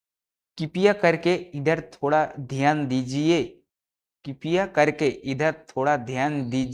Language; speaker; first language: Hindi; non-native, local second language; Bangla